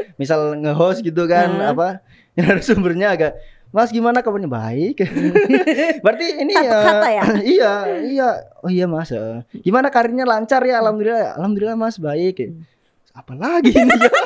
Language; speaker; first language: Indonesian; native; Indonesian